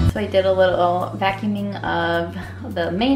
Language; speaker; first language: English; native; English